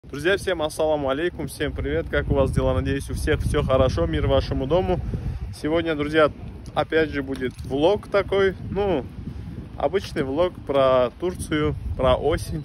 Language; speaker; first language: Russian; non-native, local second language; Turkish